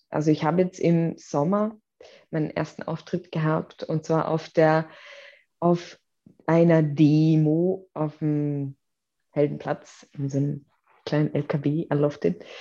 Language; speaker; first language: German; native; German